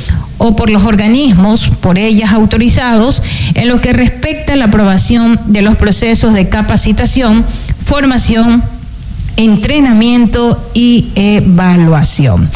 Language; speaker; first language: Spanish; native; Spanish